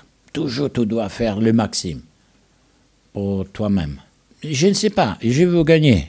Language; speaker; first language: French; non-native, learner; Italian